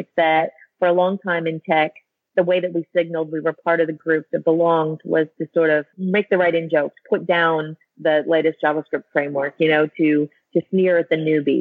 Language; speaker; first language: English; native; English